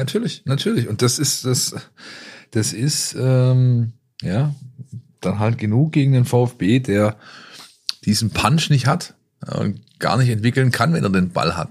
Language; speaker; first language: German; native; German